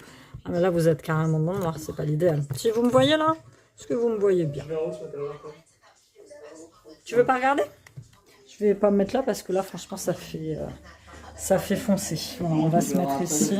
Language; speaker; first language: French; native; French